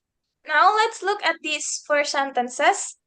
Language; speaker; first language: English; non-native, fluent; Indonesian